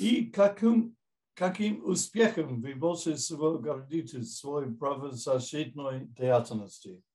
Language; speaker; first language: Russian; non-native, fluent; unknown